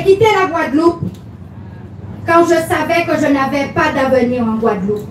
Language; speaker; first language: French; native; French